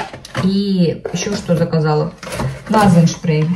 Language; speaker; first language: Russian; native; Russian